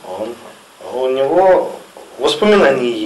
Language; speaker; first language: Russian; native; Russian